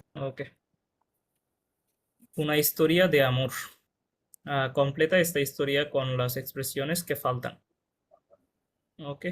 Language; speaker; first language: Spanish; non-native, fluent; Bangla